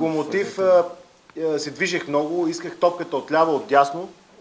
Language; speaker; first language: Bulgarian; native; Bulgarian